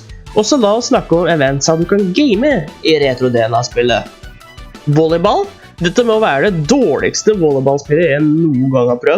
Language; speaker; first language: Norwegian; native; Norwegian